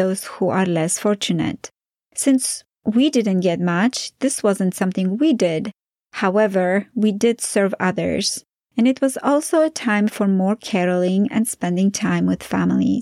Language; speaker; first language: English; non-native, fluent; Polish